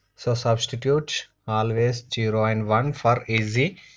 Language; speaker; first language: English; non-native, local second language; Telugu